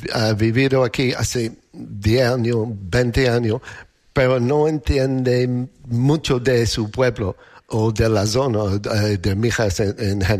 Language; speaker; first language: Spanish; non-native, learner; English